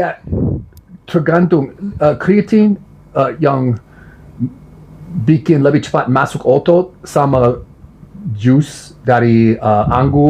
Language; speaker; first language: Indonesian; non-native, learner; English